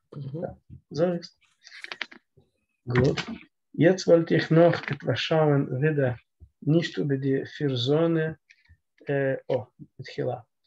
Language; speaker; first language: German; non-native, learner; Russian